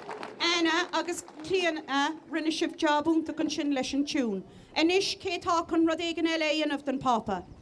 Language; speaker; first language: Irish; native; Irish